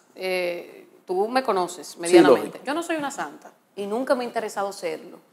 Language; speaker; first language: Spanish; native; Spanish